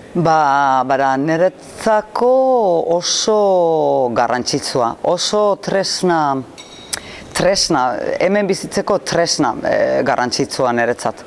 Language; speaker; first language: Basque; non-native, fluent; Finnish